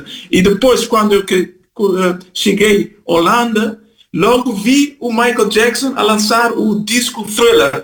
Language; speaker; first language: Portuguese; non-native, fluent; Kabuverdianu